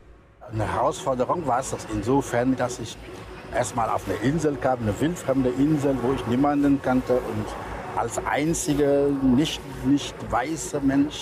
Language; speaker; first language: German; non-native, fluent; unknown